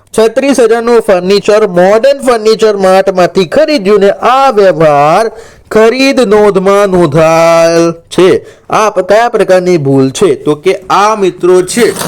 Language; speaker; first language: Gujarati; non-native, local second language; Marathi